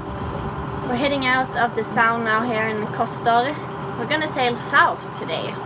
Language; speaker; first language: English; non-native, fluent; Swedish